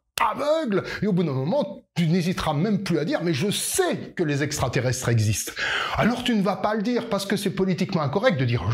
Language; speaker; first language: French; native; French